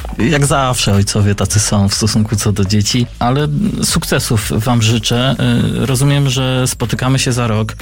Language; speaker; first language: Polish; native; Polish